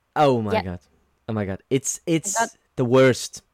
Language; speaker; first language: English; non-native, fluent; German